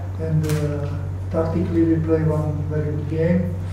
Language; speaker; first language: English; non-native, learner; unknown